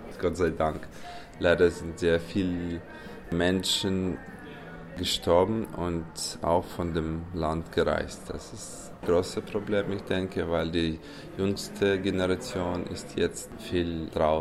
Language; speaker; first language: German; non-native, fluent; Ukrainian